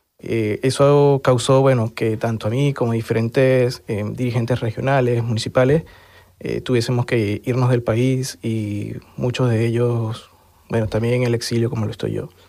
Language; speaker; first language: Spanish; native; Spanish